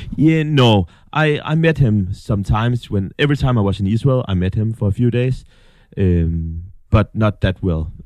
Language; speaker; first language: English; non-native, fluent; Danish